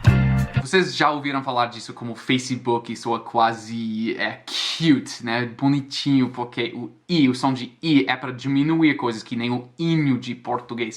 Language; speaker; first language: Portuguese; non-native, fluent; English